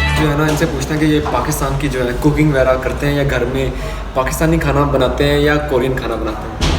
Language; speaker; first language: Urdu; native; Urdu